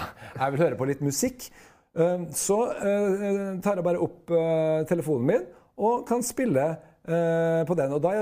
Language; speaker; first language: Norwegian; native; Norwegian